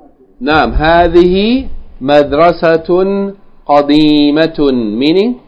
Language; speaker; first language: Arabic; non-native, fluent; English